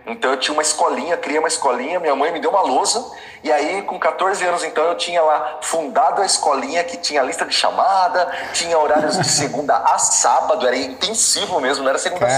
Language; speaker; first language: Portuguese; native; Portuguese